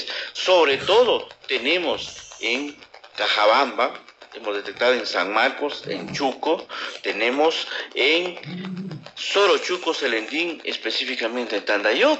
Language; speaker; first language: Spanish; native; Spanish